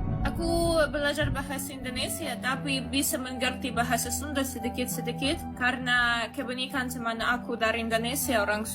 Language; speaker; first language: Indonesian; non-native, learner; Russian